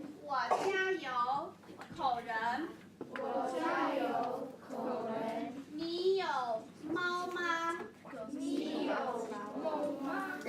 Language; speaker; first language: Chinese; non-native, learner; English